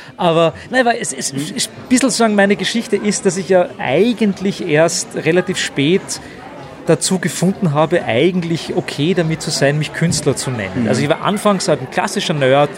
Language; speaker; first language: German; native; German